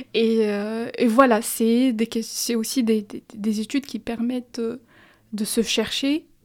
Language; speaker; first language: French; non-native, local second language; Arabic